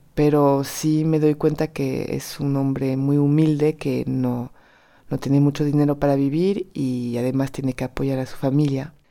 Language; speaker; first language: Spanish; non-native, fluent; French